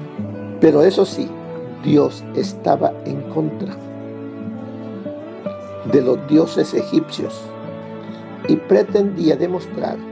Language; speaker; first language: Spanish; native; Spanish